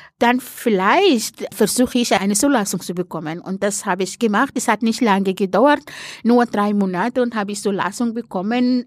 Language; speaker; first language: German; non-native, fluent; Arabic